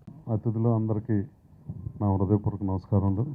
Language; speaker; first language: Telugu; native; Telugu